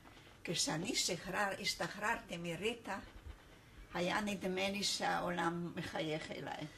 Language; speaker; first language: Hebrew; non-native, fluent; Polish